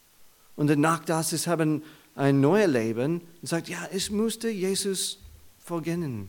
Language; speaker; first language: German; non-native, learner; English